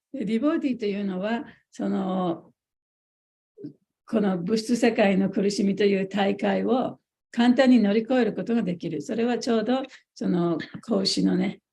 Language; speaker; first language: Japanese; native; Japanese